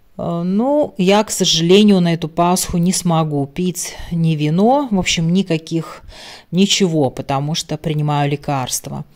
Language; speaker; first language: Russian; non-native, local second language; Latvian